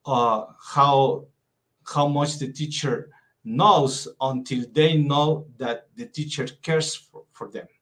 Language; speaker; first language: English; non-native, fluent; Spanish